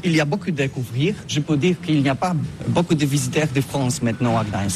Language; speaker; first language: French; non-native, learner; Polish